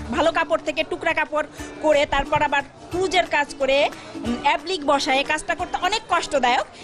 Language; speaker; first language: Bangla; native; Bangla